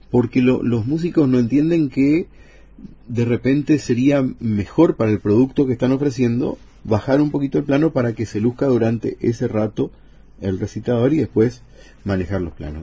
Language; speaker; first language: Spanish; native; Spanish